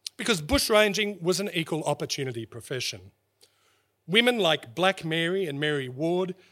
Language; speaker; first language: English; native; English